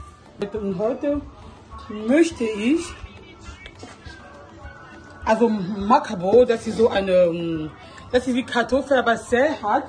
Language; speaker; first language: German; non-native, fluent; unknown